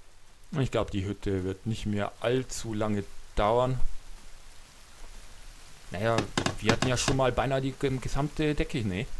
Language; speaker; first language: German; native; German